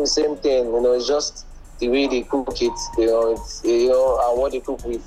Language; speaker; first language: English; non-native, local second language; Igbo